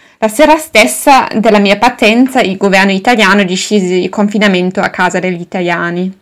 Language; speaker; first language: Italian; non-native, fluent; German